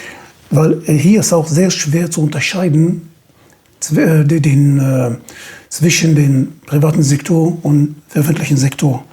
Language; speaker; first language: German; non-native, fluent; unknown